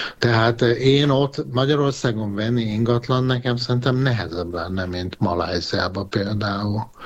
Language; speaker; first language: Hungarian; native; Hungarian